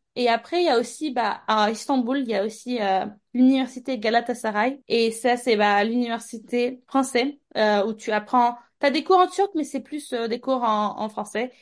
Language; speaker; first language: French; non-native, fluent; Turkish